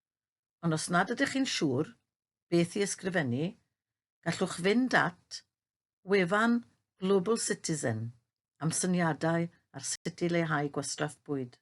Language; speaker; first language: Welsh; native; Welsh